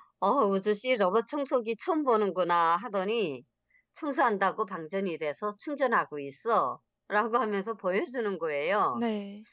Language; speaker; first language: Korean; native; Korean